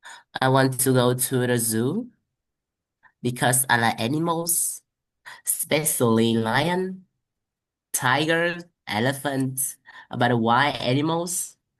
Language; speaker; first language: English; non-native, learner; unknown